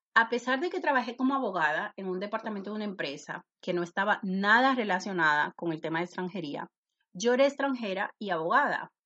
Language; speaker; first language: Spanish; native; Spanish